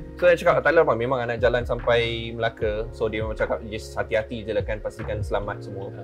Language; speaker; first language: Malay; non-native, local second language; Tamil